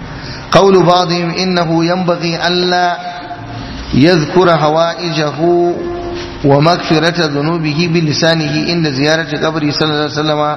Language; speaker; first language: Arabic; non-native, fluent; Hausa